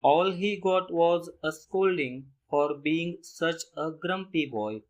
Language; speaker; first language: English; non-native, local second language; Marathi